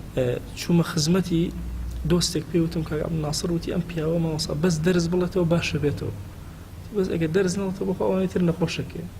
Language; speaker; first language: Central Kurdish; non-native, local second language; Gurani